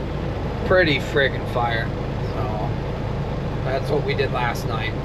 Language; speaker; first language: English; native; English